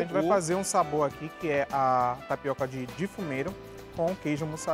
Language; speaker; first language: Portuguese; native; Portuguese